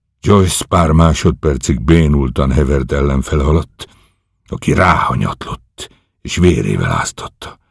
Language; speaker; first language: Hungarian; native; Hungarian